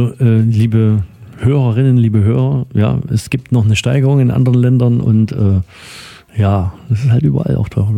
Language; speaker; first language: German; native; German